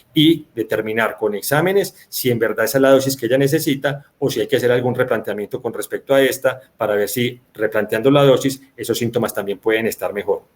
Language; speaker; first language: Spanish; native; Spanish